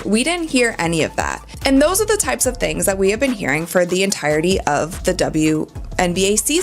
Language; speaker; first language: English; native; English